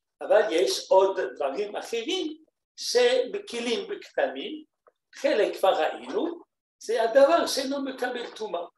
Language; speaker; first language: Hebrew; non-native, fluent; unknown